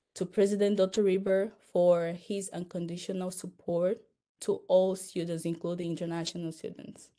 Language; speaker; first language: English; non-native, fluent; Portuguese